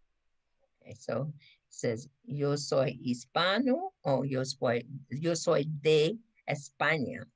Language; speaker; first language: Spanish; non-native, fluent; English